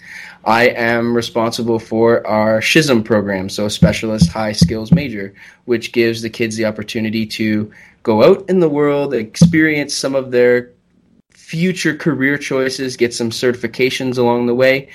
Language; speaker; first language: English; native; English